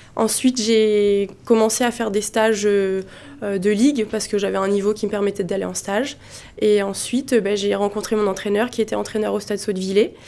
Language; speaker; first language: French; native; French